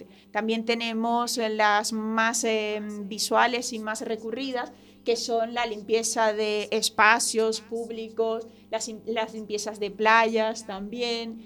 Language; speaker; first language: Spanish; native; Spanish